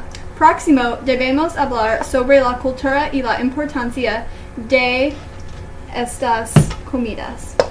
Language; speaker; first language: Spanish; non-native, learner; English